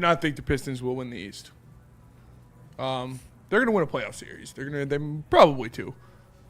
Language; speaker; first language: English; native; English